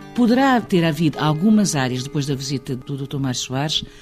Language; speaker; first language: Portuguese; early bilingual, heritage; Portuguese